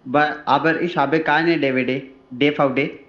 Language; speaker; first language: German; non-native, learner; Hindi